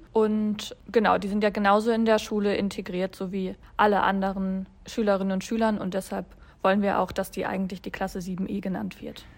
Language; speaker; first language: German; native; German